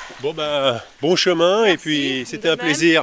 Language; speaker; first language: French; native; French